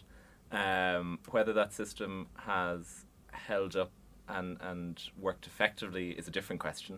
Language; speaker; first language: English; native; English